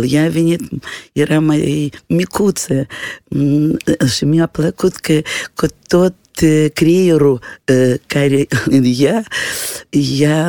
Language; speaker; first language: Romanian; non-native, local second language; Russian